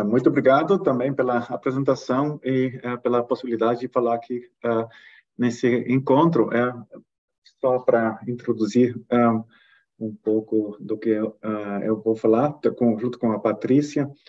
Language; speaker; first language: Portuguese; non-native, fluent; German